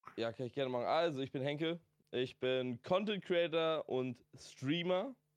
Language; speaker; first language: German; native; German